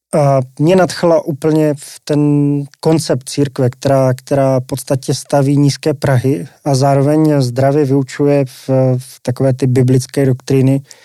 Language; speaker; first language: Czech; native; Czech